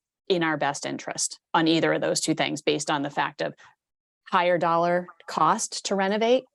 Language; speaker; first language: English; native; English